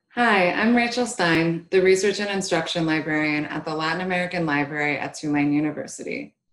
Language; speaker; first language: English; native; English